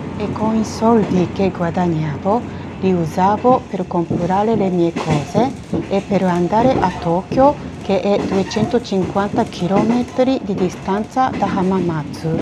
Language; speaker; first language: Italian; non-native, fluent; Japanese